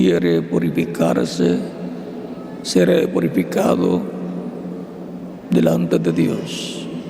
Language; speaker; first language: Spanish; native; Spanish